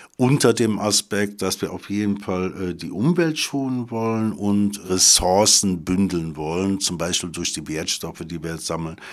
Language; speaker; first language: German; native; German